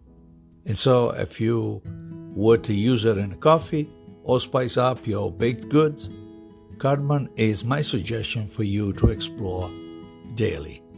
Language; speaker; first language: English; non-native, fluent; Italian